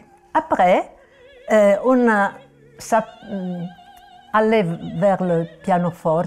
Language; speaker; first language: French; non-native, fluent; Italian